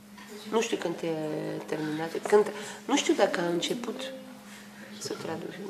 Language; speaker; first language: Romanian; non-native, learner; French